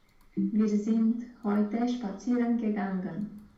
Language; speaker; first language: German; non-native, learner; Romanian